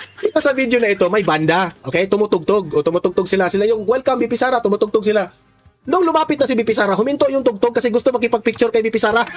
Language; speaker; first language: Filipino; non-native, local second language; Cebuano